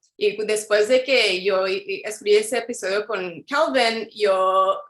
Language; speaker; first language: Spanish; early bilingual, heritage; Spanish